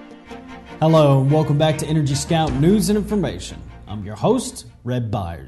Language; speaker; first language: English; native; English